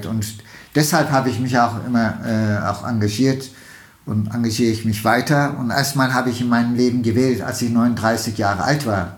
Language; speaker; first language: German; non-native, fluent; Turkish